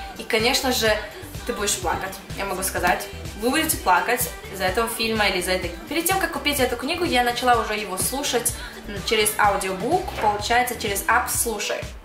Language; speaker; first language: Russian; early bilingual, heritage; Russian